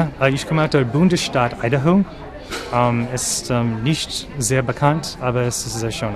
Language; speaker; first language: German; non-native, learner; English